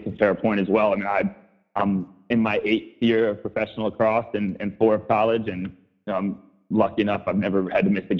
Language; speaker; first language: English; native; English